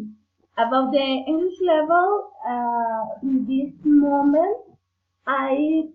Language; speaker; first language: English; non-native, learner; Spanish